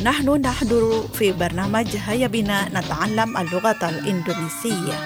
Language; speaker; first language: Arabic; non-native, fluent; Indonesian